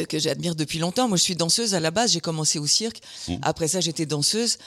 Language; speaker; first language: French; early bilingual, other home language; German